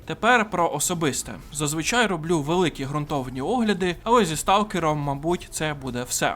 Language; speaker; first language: Ukrainian; native; Ukrainian